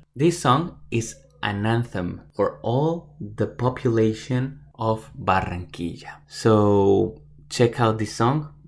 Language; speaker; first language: English; non-native, fluent; Spanish